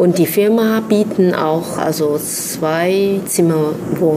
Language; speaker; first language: German; non-native, fluent; Chinese